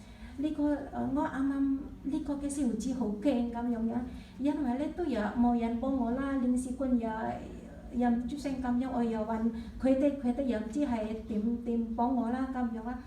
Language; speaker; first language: Cantonese; non-native, learner; Indonesian